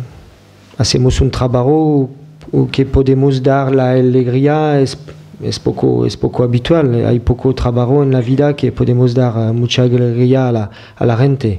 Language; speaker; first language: Spanish; non-native, fluent; French